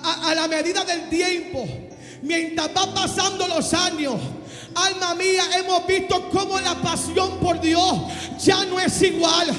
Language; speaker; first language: Spanish; native; Spanish